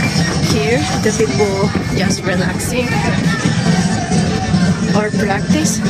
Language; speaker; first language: English; non-native, learner; Spanish